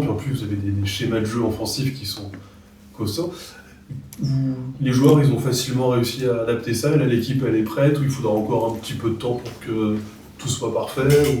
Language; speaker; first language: French; native; French